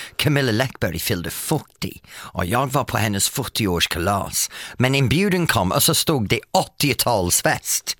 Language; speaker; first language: Swedish; non-native, fluent; English